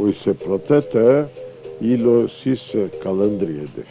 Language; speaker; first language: French; non-native, fluent; Portuguese